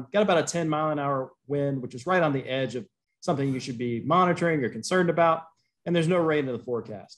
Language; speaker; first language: English; native; English